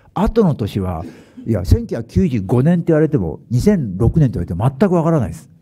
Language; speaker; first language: Japanese; native; Japanese